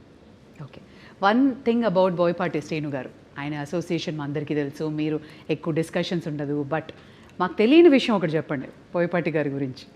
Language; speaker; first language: Telugu; native; Telugu